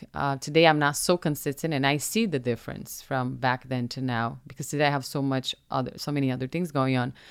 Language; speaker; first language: English; non-native, fluent; Portuguese